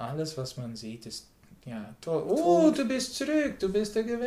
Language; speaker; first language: German; non-native, learner; English